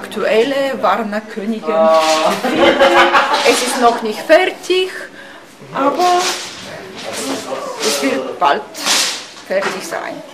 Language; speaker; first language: German; non-native, fluent; Bulgarian